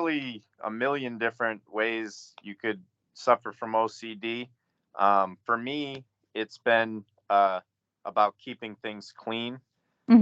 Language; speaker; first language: English; native; English